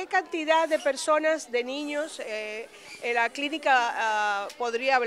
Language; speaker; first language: Spanish; native; Spanish